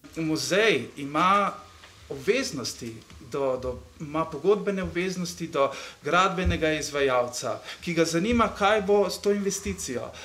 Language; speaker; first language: Slovenian; native; Slovenian